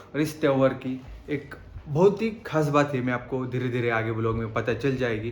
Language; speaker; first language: Hindi; non-native, local second language; Marathi